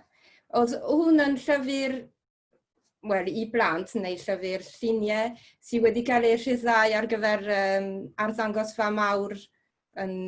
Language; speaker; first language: Welsh; non-native, fluent; French